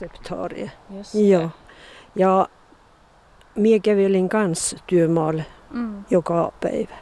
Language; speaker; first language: Finnish; early bilingual, heritage; Finnish